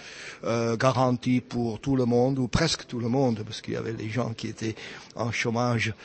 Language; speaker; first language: French; non-native, fluent; Czech